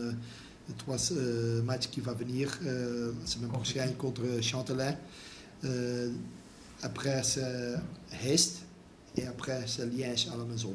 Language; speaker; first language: French; non-native, local second language; Dutch